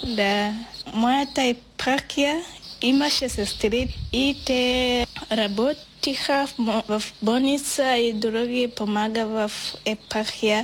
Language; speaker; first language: Bulgarian; non-native, learner; Swahili